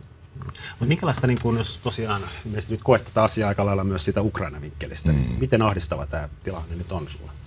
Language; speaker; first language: Finnish; native; Finnish